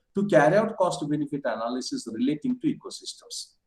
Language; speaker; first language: English; non-native, local second language; Marathi